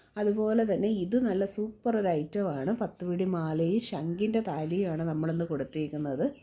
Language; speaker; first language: Malayalam; native; Malayalam